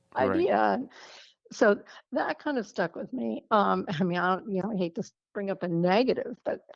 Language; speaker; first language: English; native; English